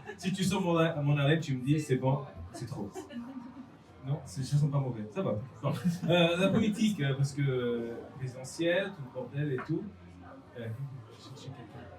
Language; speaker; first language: French; non-native, fluent; Portuguese